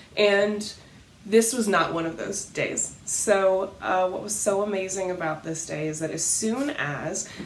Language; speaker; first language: English; native; English